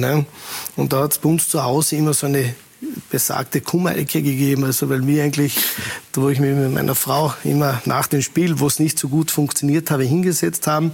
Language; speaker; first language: German; native; German